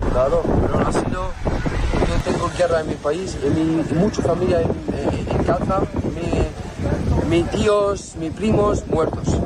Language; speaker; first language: Spanish; non-native, learner; Arabic